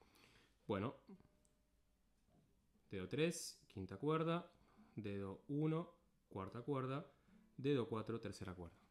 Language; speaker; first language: Spanish; native; Spanish